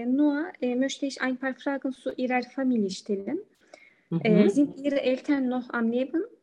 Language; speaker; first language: German; non-native, learner; Turkish